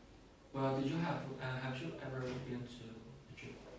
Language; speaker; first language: English; non-native, learner; Chinese